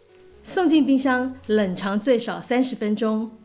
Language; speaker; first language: Chinese; native; Chinese